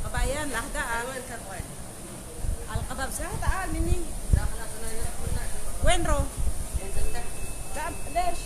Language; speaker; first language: Arabic; non-native, learner; Filipino